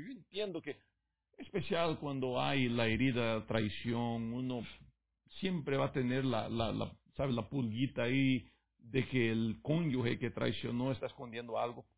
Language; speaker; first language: Spanish; native; Spanish